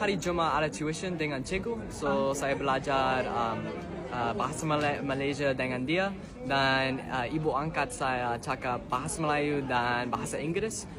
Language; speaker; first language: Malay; non-native, learner; English